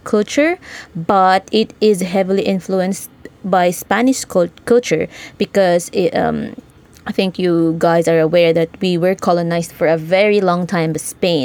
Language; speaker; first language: English; non-native, local second language; Cebuano